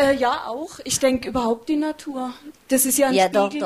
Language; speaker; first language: German; native; German